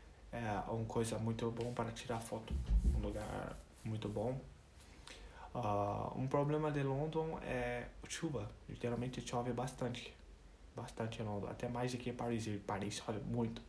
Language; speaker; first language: Portuguese; non-native, fluent; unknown